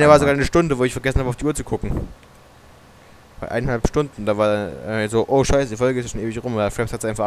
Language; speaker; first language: German; native; German